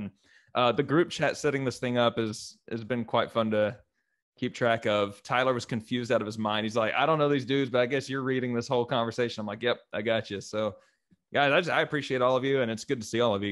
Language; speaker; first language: English; native; English